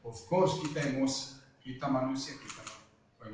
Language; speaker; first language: Indonesian; non-native, fluent; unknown